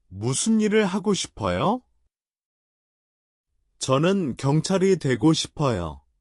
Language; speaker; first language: Korean; non-native, learner; Chinese